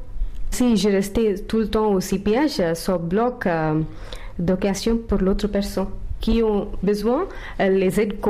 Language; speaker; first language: French; non-native, learner; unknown